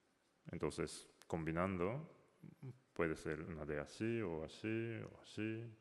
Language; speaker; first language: Spanish; non-native, learner; Japanese